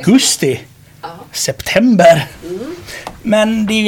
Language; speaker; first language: Swedish; native; Swedish